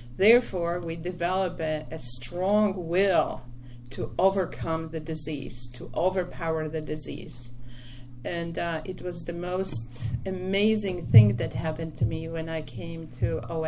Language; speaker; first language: English; non-native, fluent; Polish